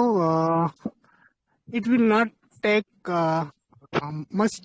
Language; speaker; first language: English; non-native, learner; Hindi